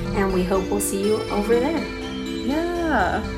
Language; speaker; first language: English; native; English